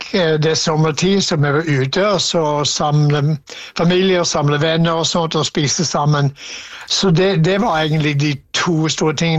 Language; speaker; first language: Norwegian; non-native, fluent; English